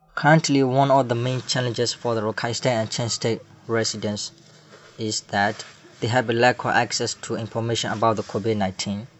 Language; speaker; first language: English; non-native, learner; Burmese